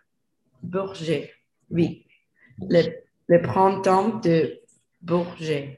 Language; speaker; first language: French; non-native, learner; Spanish